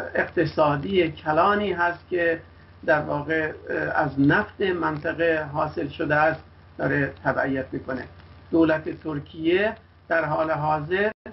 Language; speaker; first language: Persian; non-native, local second language; Kurdish